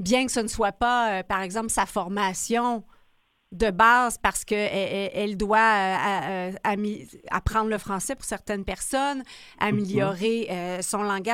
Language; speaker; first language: French; native; French